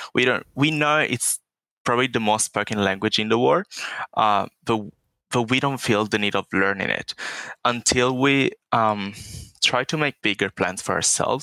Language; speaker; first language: English; non-native, fluent; Italian